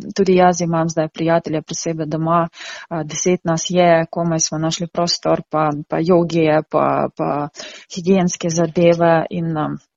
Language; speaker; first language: Slovenian; non-native, fluent; Ukrainian